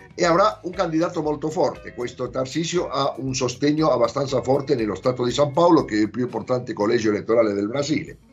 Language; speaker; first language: Italian; non-native, fluent; Portuguese